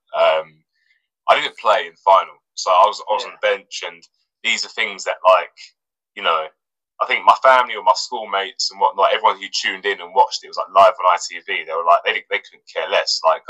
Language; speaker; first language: English; non-native, local second language; Russian